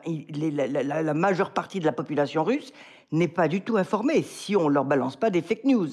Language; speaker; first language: French; native; French